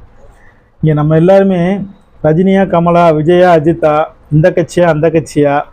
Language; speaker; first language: Tamil; native; Tamil